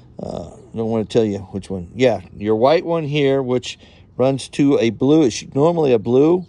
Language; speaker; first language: English; native; English